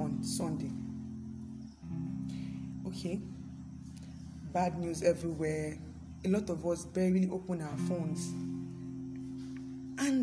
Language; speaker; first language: English; non-native, local second language; Yoruba